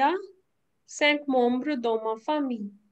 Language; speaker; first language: French; non-native, fluent; Hindi